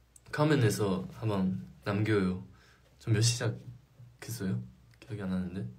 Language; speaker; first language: Korean; non-native, fluent; Chinese